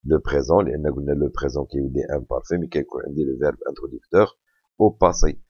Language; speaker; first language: French; non-native, local second language; Arabic